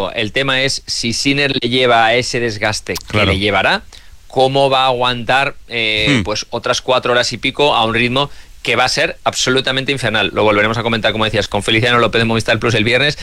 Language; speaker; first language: Spanish; native; Spanish